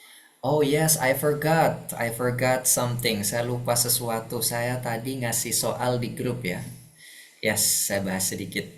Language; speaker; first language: Indonesian; native; Indonesian